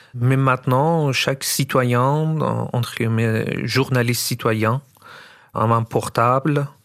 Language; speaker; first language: French; non-native, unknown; Persian